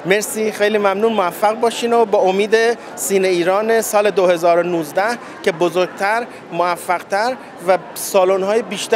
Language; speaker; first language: Persian; native; Persian